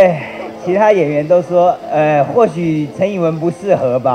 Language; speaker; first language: Chinese; native; Chinese